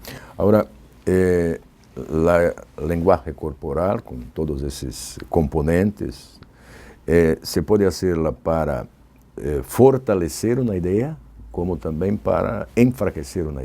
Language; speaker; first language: Spanish; non-native, fluent; Portuguese